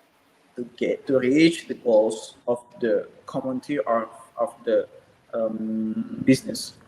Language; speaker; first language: English; non-native, learner; Indonesian